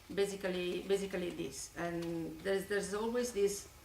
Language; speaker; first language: English; non-native, fluent; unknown